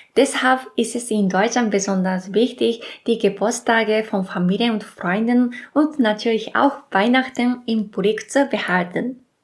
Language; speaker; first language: German; non-native, fluent; Japanese